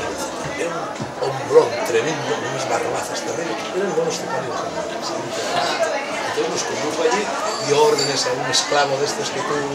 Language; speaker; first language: Spanish; native; Spanish